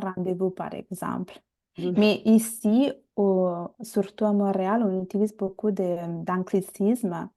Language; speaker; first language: French; non-native, fluent; Bangla